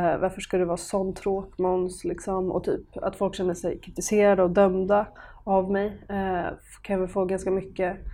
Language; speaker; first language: Swedish; early bilingual, other home language; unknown